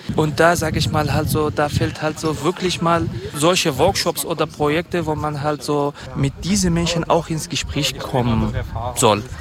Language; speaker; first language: German; non-native, fluent; Kurdish